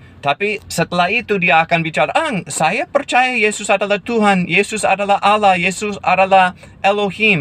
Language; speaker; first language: Indonesian; non-native, fluent; English